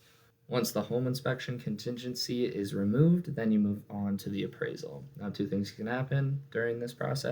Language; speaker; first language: English; native; English